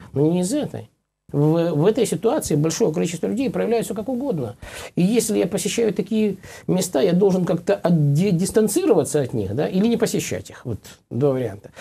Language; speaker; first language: Russian; native; Russian